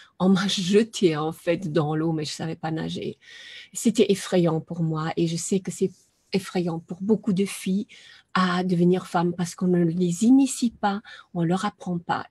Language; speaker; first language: French; non-native, fluent; German